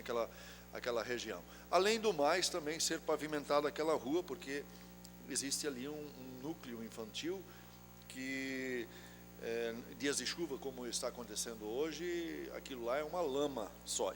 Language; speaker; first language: Portuguese; native; Portuguese